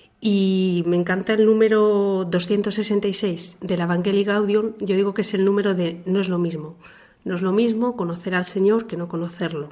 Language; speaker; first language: Spanish; native; Spanish